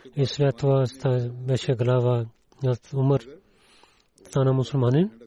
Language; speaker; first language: Bulgarian; non-native, learner; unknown